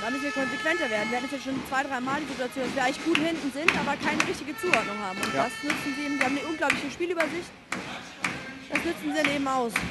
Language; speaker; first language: German; native; German